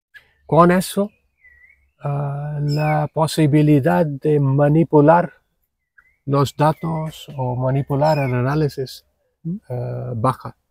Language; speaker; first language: Spanish; non-native, fluent; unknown